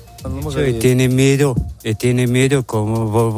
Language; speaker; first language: Spanish; non-native, learner; Arabic